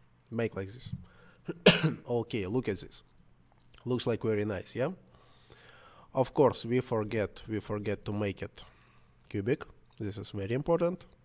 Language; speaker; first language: English; non-native, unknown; Russian